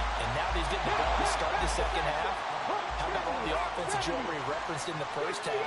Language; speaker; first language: English; native; English